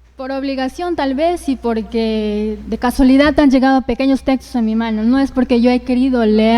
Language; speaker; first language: Spanish; native; Spanish